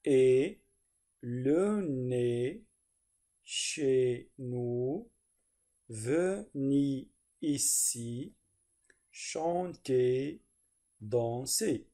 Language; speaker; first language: French; non-native, fluent; Arabic